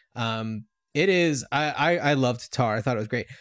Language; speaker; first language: English; native; English